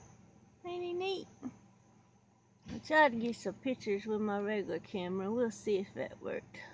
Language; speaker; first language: English; native; English